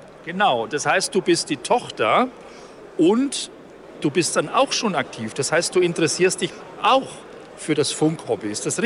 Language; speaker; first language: German; native; German